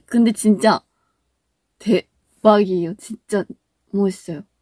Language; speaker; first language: Korean; non-native, fluent; Japanese